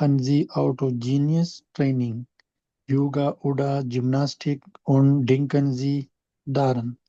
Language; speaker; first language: German; non-native, learner; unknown